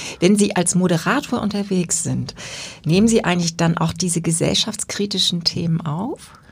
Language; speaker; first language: German; native; German